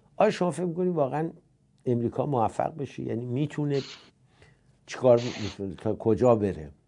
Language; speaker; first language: Persian; native; Persian